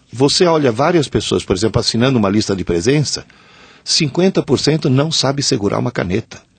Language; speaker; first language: Portuguese; early bilingual, other home language; Italian